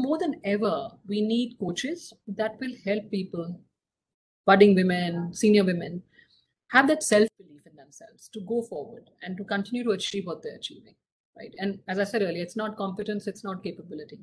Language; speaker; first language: English; non-native, local second language; Hindi